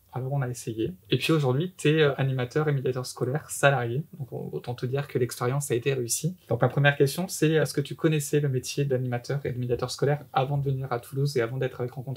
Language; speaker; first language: French; native; French